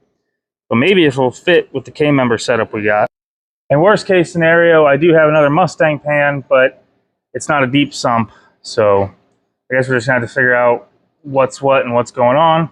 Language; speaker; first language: English; native; English